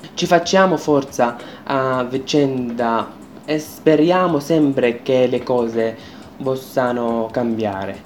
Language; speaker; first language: Italian; non-native, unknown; Arabic